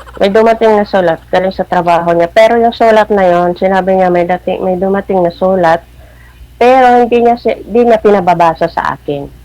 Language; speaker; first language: Filipino; non-native, local second language; Cebuano